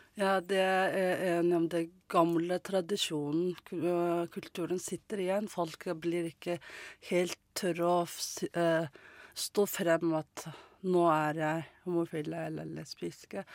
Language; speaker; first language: Norwegian; non-native, learner; Mongolian